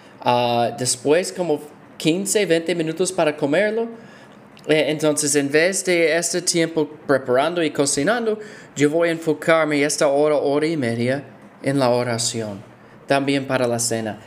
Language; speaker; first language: Spanish; non-native, fluent; English